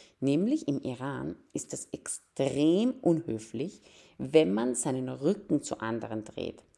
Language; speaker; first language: German; early bilingual, other home language; Persian